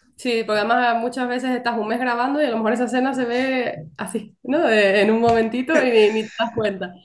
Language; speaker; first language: Spanish; native; Spanish